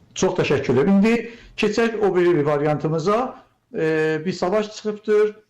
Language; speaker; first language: Azerbaijani; native; Azerbaijani